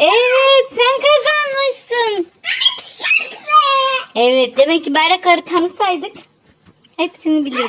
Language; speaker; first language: Turkish; native; Turkish